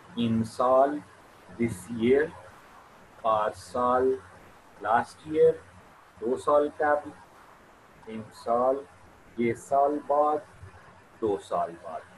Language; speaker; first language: Persian; non-native, fluent; Urdu